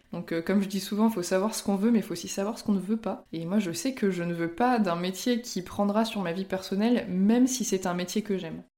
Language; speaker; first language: French; native; French